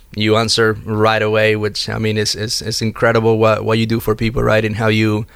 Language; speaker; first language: English; early bilingual, other home language; Spanish